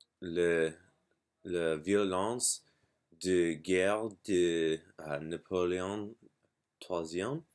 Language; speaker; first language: French; non-native, learner; English